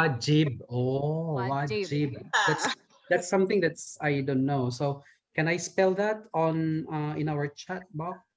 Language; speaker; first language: English; non-native, fluent; Thai